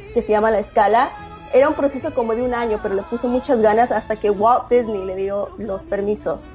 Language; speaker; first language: Spanish; early bilingual, heritage; Spanish